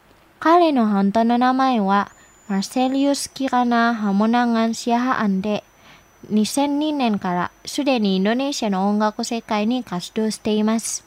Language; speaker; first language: Japanese; non-native, fluent; Indonesian